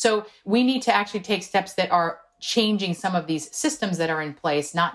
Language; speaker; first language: English; non-native, fluent; Korean